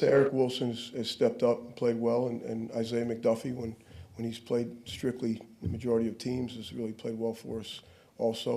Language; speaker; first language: English; native; English